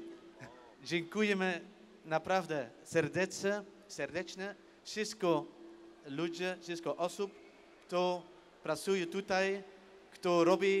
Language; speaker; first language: Polish; non-native, learner; Dutch